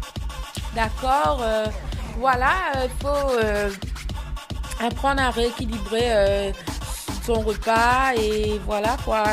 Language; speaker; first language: French; native; French